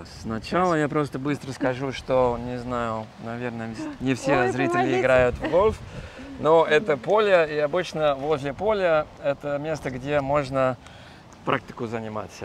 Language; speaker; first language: Russian; non-native, fluent; English